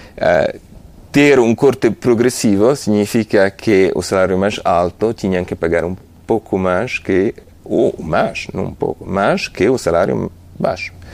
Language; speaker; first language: Portuguese; non-native, fluent; Italian